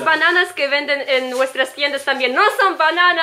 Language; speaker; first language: Spanish; non-native, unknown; Russian